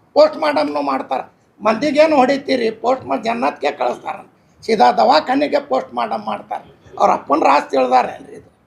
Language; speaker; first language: Kannada; non-native, local second language; Urdu